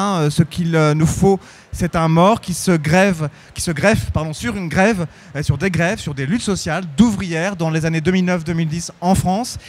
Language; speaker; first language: French; native; French